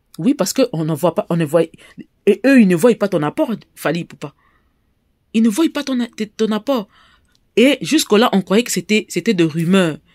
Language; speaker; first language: French; non-native, local second language; Lingala